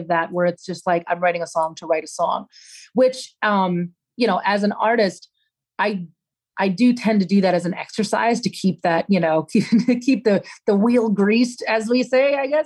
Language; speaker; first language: English; native; English